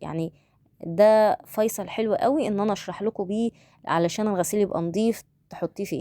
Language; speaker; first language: Arabic; native; Arabic